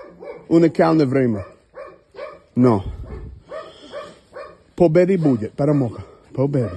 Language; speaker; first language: Russian; non-native, learner; English